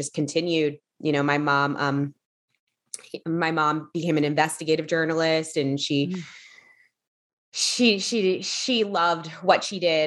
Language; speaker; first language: English; native; English